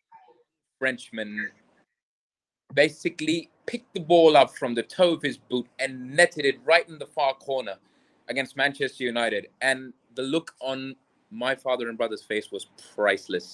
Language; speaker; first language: English; non-native, local second language; Urdu